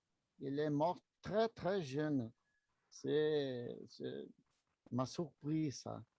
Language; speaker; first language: French; non-native, learner; Portuguese